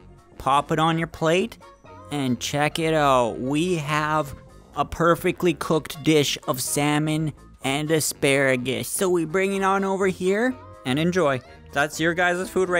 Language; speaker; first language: English; native; English